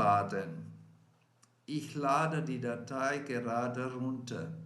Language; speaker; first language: German; non-native, fluent; Portuguese